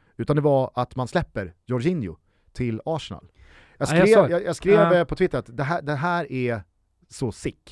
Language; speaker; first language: Swedish; native; Swedish